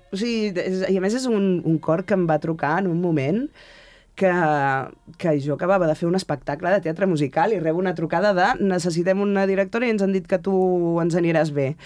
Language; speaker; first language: Catalan; native; Catalan